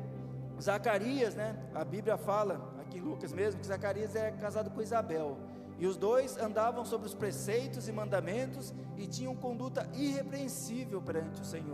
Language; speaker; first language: Portuguese; native; Portuguese